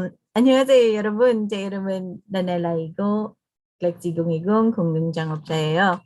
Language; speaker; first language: Korean; non-native, learner; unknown